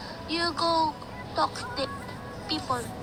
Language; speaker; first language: English; non-native, learner; Filipino